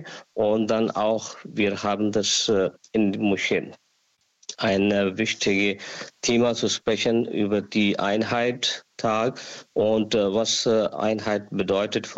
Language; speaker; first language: German; non-native, learner; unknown